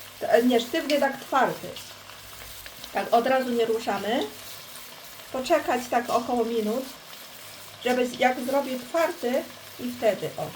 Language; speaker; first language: Polish; non-native, learner; Chinese